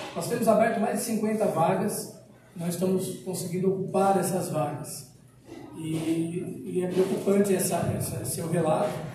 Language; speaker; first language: Portuguese; native; Portuguese